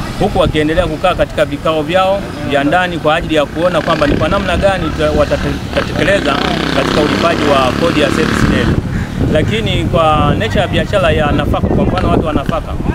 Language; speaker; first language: Swahili; native; Swahili